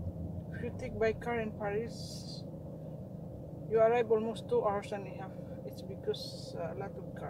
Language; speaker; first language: English; non-native, local second language; Filipino